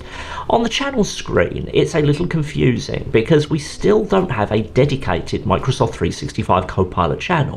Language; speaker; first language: English; native; English